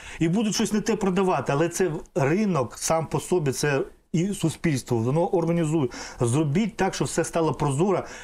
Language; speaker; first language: Ukrainian; non-native, local second language; Russian